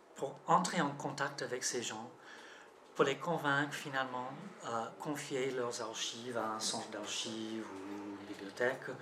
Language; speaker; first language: French; non-native, fluent; English